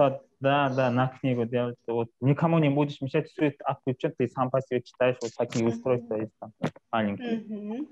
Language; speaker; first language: Russian; non-native, local second language; Kazakh